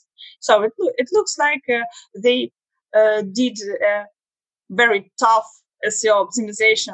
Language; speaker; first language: English; non-native, learner; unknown